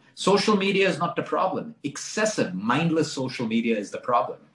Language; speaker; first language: English; non-native, local second language; Konkani